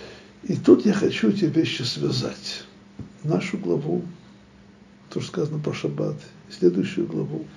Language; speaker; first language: Russian; native; Russian